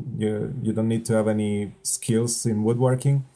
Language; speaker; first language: English; non-native, fluent; Italian